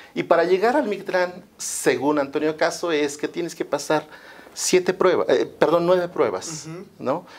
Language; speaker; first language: Spanish; non-native, local second language; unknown